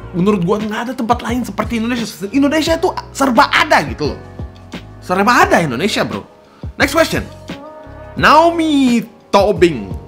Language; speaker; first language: Indonesian; non-native, fluent; Russian